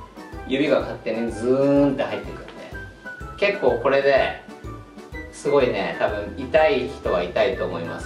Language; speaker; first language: Japanese; native; Japanese